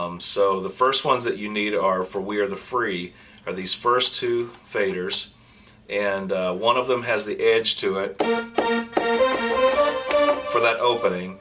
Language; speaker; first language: English; native; English